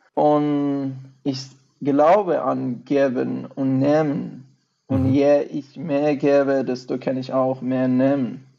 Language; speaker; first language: German; non-native, fluent; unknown